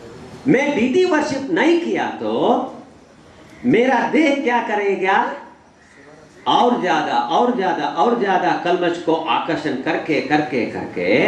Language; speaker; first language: Hindi; non-native, learner; English